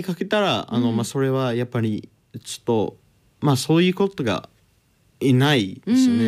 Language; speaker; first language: Japanese; non-native, learner; English